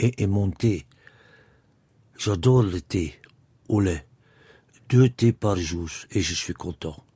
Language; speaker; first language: French; non-native, local second language; Dutch